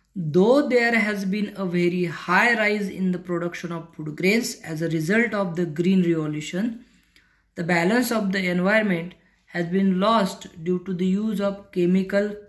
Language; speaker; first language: English; non-native, local second language; Marathi